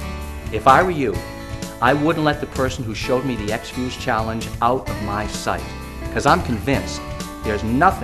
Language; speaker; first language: English; native; English